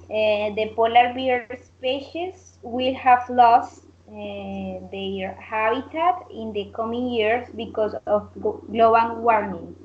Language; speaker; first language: English; non-native, learner; Spanish